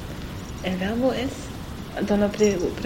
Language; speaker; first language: Spanish; non-native, learner; French